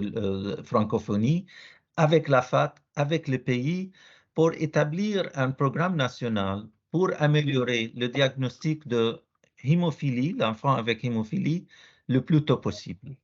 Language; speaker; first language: French; non-native, learner; Arabic